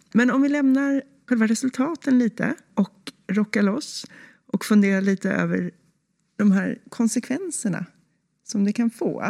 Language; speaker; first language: Swedish; native; Swedish